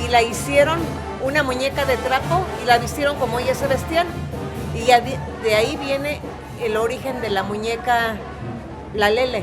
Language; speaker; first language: Spanish; native; Spanish